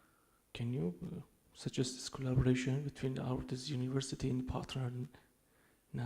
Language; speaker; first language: English; non-native, learner; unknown